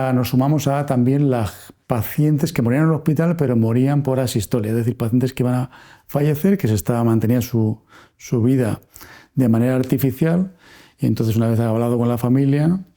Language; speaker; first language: Spanish; native; Spanish